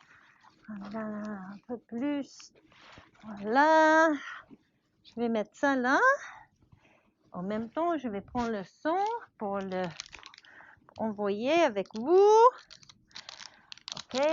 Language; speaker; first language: French; non-native, learner; English